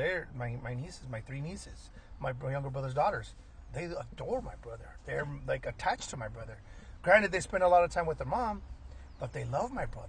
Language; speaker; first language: English; early bilingual, other home language; Spanish